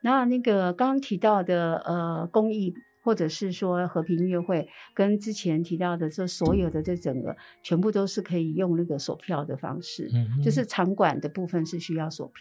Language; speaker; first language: Chinese; native; Chinese